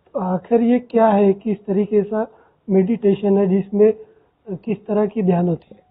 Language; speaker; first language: Hindi; non-native, local second language; Marathi